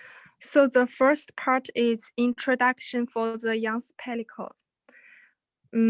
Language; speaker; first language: English; non-native, learner; Chinese